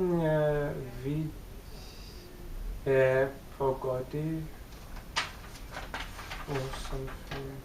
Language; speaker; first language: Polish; early bilingual, heritage; English